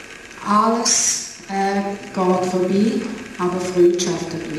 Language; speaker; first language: German; non-native, fluent; Serbian